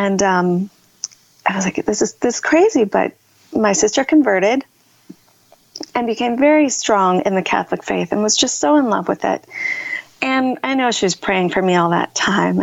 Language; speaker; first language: English; native; English